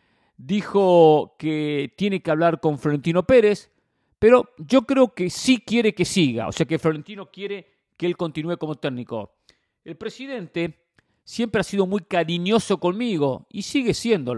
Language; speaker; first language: Spanish; native; Spanish